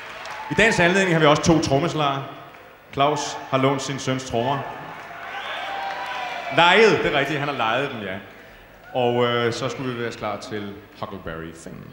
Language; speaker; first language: Danish; native; Danish